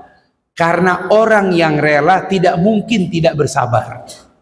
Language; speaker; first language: Indonesian; native; Indonesian